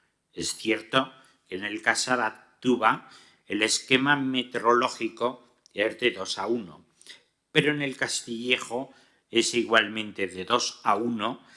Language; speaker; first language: Spanish; native; Spanish